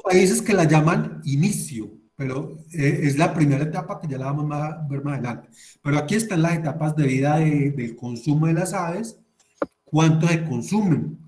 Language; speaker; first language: Spanish; native; Spanish